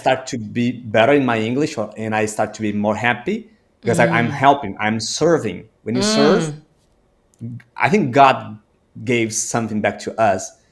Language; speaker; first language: English; non-native, learner; Portuguese